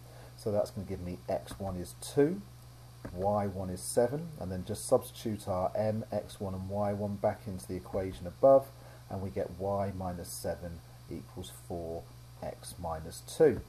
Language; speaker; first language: English; native; English